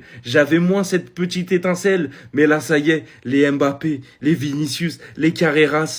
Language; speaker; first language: French; native; French